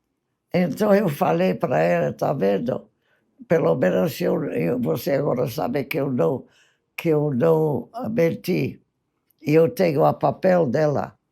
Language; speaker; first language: Portuguese; non-native, fluent; English